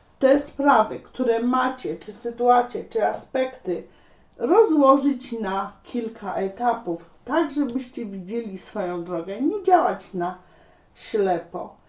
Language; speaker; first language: Polish; native; Polish